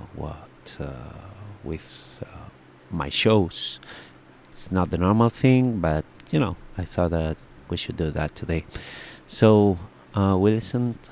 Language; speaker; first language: English; non-native, fluent; Spanish